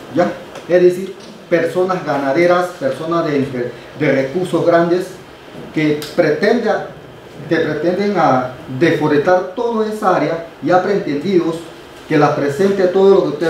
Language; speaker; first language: Spanish; non-native, local second language; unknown